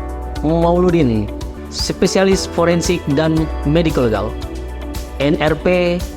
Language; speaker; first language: Indonesian; native; Indonesian